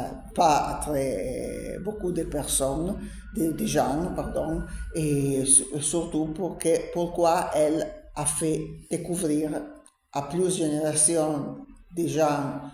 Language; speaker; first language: French; non-native, learner; Italian